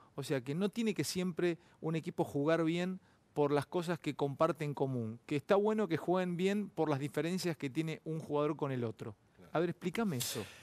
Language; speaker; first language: Spanish; native; Spanish